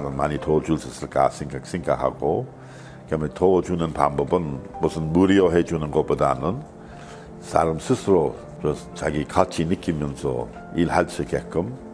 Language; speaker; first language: Korean; non-native, fluent; English